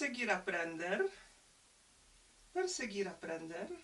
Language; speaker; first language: Spanish; non-native, learner; French